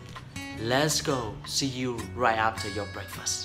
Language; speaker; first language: English; non-native, fluent; Vietnamese